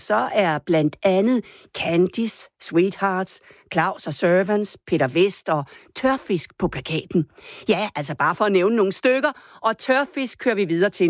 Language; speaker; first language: Danish; native; Danish